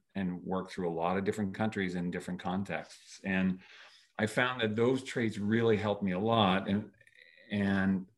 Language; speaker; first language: English; native; English